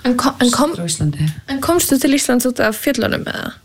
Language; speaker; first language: Icelandic; native; Icelandic